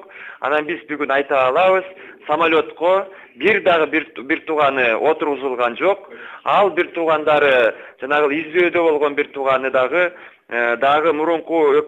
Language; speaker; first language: Kyrgyz; native; Kyrgyz